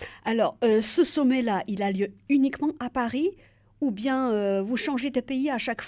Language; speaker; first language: French; native; French